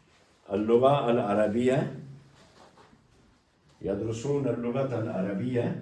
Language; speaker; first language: Arabic; non-native, fluent; Kashmiri